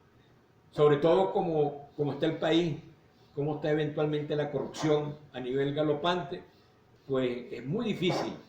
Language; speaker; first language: Spanish; native; Spanish